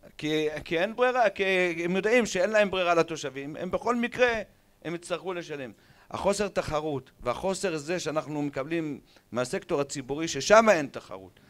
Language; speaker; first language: Hebrew; native; Hebrew